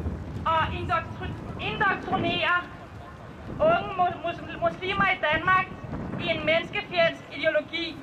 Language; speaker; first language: Danish; early bilingual, other home language; Persian